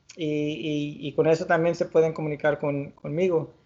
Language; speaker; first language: Spanish; early bilingual, heritage; Spanish